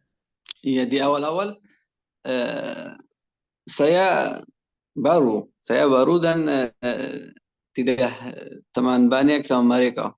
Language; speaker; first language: Indonesian; non-native, learner; Persian